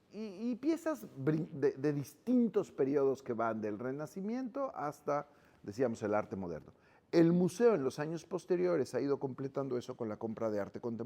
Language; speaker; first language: Spanish; native; Spanish